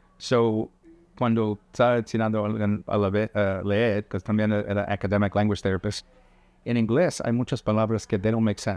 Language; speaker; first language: Spanish; early bilingual, heritage; English